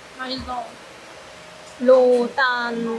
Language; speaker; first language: Chinese; non-native, learner; Korean